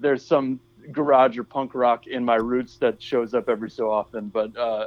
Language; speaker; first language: English; native; English